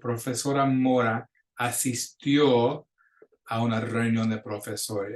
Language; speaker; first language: Spanish; non-native, fluent; English